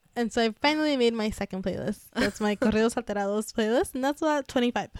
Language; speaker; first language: English; early bilingual, other home language; Spanish